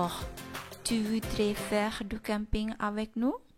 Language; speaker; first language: French; non-native, fluent; Indonesian